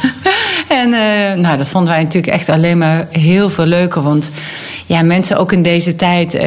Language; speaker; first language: Dutch; native; Dutch